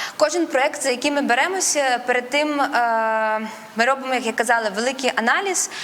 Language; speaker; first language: Ukrainian; non-native, local second language; Russian